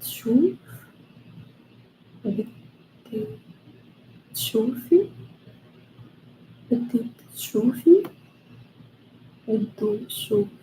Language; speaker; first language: Arabic; non-native, learner; English